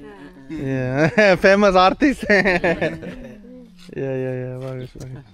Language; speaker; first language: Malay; non-native, learner; Turkish